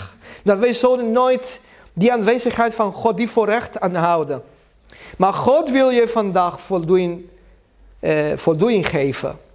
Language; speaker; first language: Dutch; non-native, learner; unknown